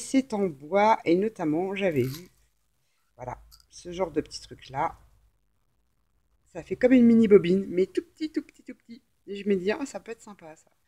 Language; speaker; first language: French; native; French